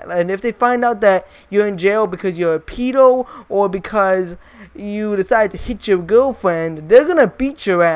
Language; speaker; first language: English; native; English